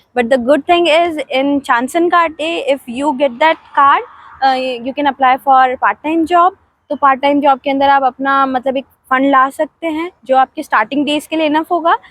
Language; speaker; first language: Hindi; native; Hindi